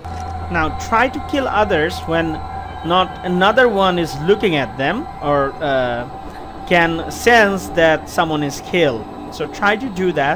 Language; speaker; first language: English; non-native, fluent; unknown